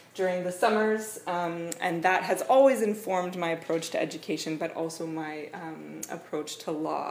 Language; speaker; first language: English; native; English